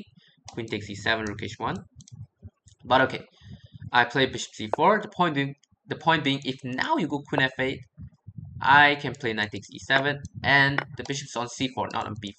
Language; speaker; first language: English; non-native, fluent; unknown